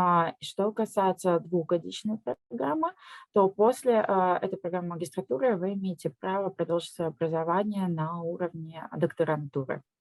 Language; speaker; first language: Russian; native; Russian